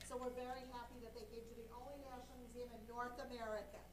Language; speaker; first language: English; native; English